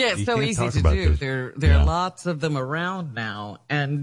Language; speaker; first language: English; native; English